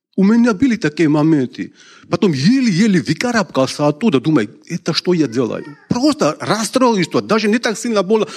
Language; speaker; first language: Russian; non-native, local second language; Georgian